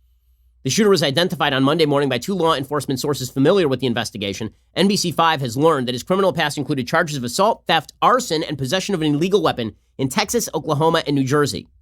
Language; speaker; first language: English; native; English